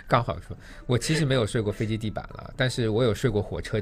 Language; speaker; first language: Chinese; native; Chinese